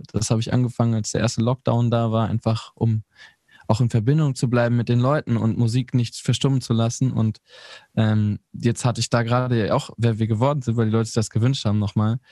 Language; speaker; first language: German; native; German